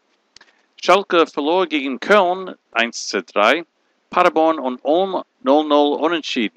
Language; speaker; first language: German; early bilingual, heritage; English